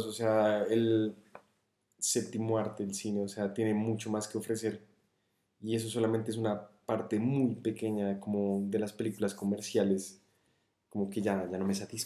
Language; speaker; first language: Spanish; native; Spanish